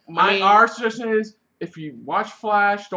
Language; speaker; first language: English; native; English